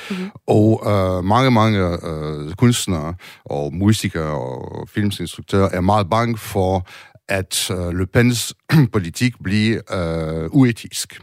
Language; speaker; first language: Danish; non-native, fluent; French